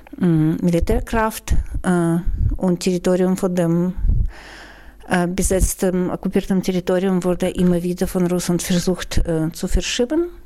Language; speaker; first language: German; non-native, fluent; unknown